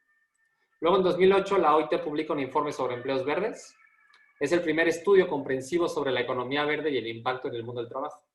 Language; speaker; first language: Spanish; native; Spanish